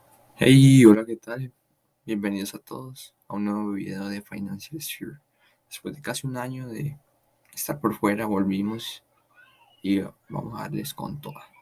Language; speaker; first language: Spanish; native; Spanish